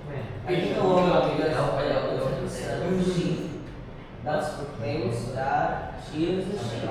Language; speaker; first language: English; non-native, learner; Indonesian